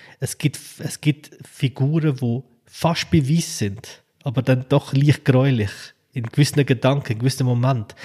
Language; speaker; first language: German; early bilingual, other home language; Albanian